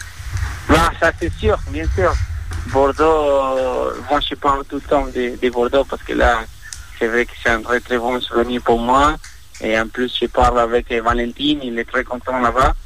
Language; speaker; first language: French; non-native, fluent; Spanish